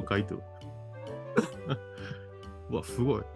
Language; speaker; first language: Japanese; native; Japanese